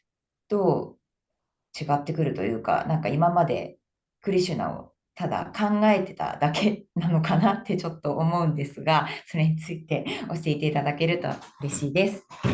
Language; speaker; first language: Japanese; native; Japanese